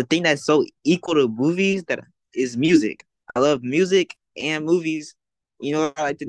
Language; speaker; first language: English; native; English